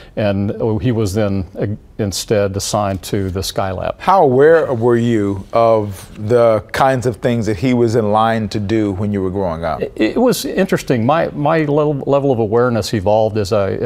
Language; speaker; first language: English; native; English